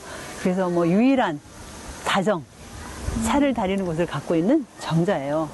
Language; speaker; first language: Korean; native; Korean